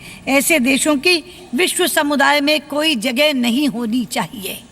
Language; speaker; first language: Hindi; native; Hindi